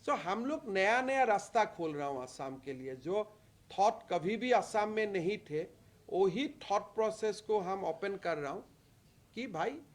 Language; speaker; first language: Hindi; non-native, local second language; Assamese